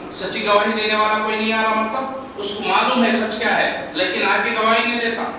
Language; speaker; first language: Urdu; native; Urdu